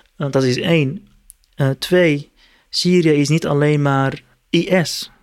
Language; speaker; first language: Dutch; non-native, fluent; Kurdish